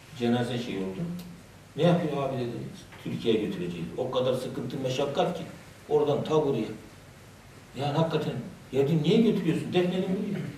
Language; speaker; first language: Turkish; native; Turkish